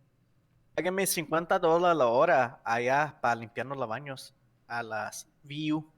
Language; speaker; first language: Spanish; non-native, learner; English